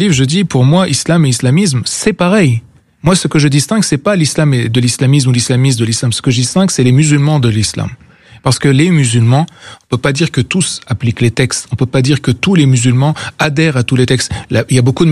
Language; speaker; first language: French; non-native, local second language; Arabic